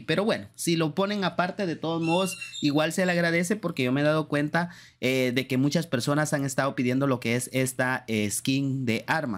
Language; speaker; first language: Spanish; native; Spanish